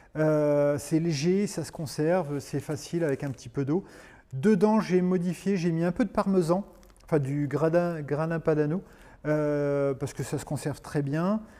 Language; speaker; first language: French; native; French